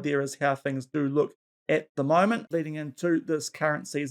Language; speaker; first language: English; native; English